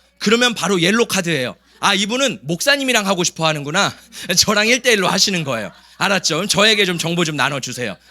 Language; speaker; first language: Korean; early bilingual, heritage; Korean